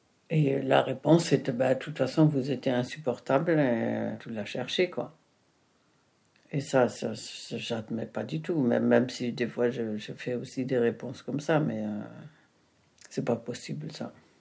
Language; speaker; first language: French; non-native, fluent; German